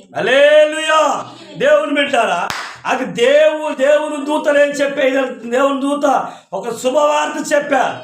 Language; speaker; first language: Telugu; non-native, local second language; Koya